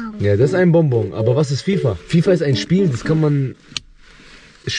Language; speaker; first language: German; native; German